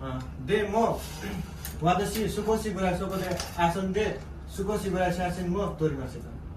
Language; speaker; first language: Japanese; non-native, learner; Nepali